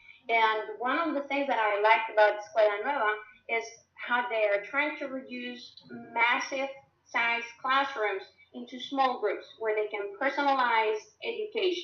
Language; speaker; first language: English; non-native, fluent; Spanish